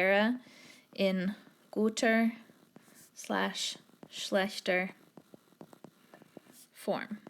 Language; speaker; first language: German; non-native, fluent; English